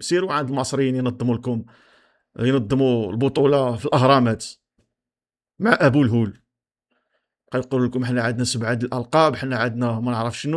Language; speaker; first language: Arabic; native; Arabic